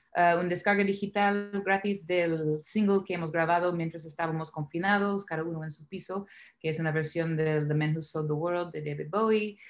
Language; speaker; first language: Spanish; non-native, fluent; English